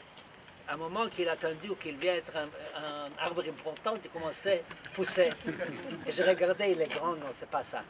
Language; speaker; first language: French; non-native, fluent; Hebrew